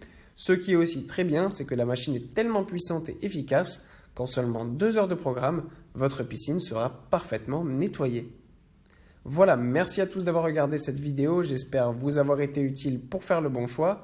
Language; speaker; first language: French; native; French